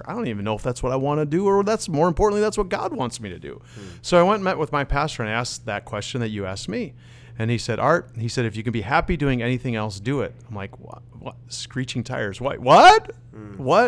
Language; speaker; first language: English; early bilingual, other home language; Dutch